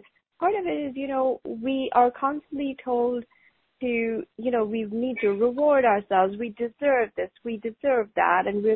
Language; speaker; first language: English; non-native, local second language; Hindi